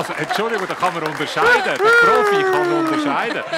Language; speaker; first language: German; native; German